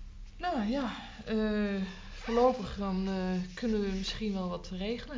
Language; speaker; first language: Dutch; native; Dutch